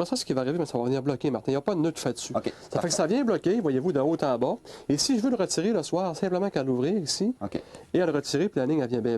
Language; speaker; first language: French; native; French